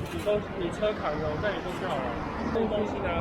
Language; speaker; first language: Chinese; native; Chinese